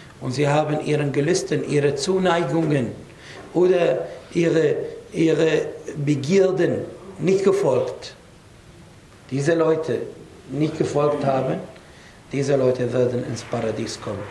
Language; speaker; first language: German; non-native, fluent; Arabic